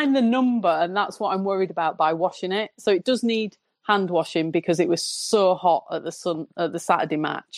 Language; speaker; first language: English; native; English